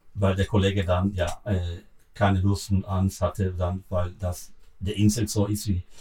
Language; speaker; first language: German; non-native, learner; Spanish